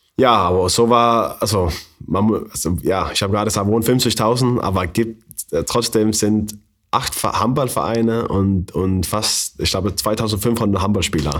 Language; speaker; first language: German; non-native, fluent; Danish